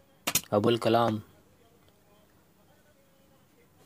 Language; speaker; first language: Arabic; non-native, learner; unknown